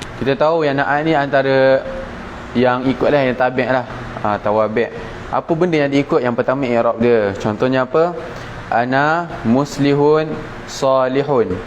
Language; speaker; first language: Malay; native; Malay